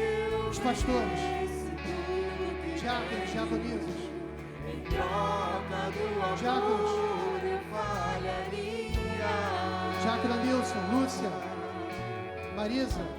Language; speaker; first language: Portuguese; native; Portuguese